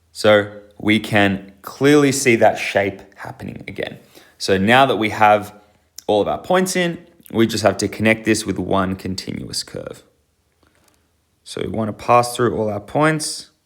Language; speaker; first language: English; native; English